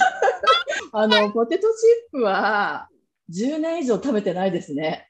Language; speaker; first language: Japanese; native; Japanese